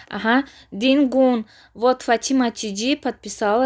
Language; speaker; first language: Russian; non-native, local second language; Tajik